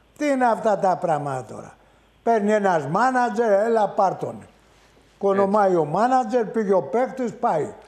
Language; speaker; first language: Greek; native; Greek